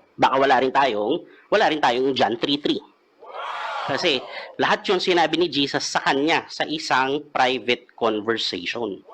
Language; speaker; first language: Filipino; native; Filipino